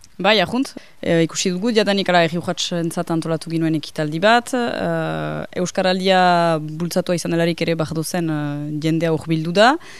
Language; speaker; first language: Basque; native; Basque